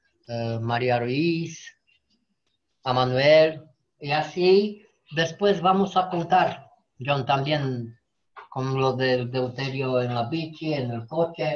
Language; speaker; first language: Spanish; non-native, fluent; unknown